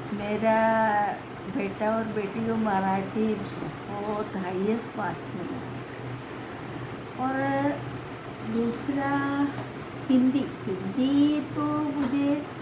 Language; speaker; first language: Hindi; non-native, local second language; Malayalam